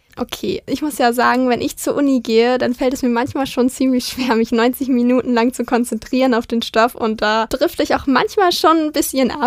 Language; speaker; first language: German; native; German